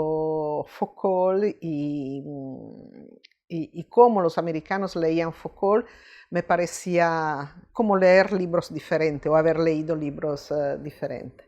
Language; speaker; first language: Spanish; non-native, fluent; Italian